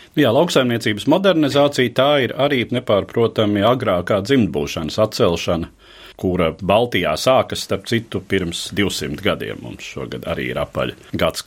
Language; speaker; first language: Latvian; native; Latvian